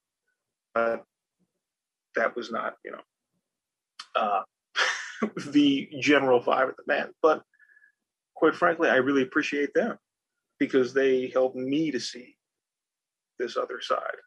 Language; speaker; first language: English; native; English